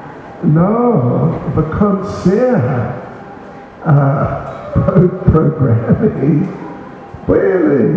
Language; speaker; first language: Russian; non-native, learner; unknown